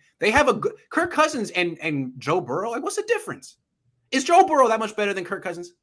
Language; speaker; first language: English; native; English